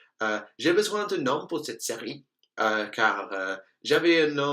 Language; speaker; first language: French; non-native, learner; English